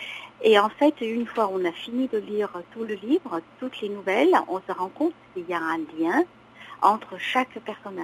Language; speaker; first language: French; non-native, fluent; Chinese